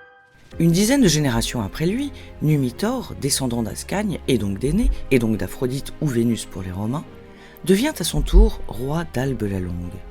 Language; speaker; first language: French; native; French